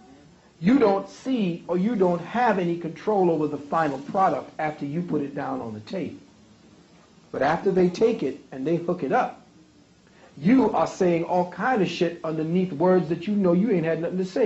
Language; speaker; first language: English; native; English